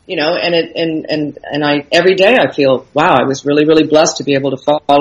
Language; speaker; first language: English; native; English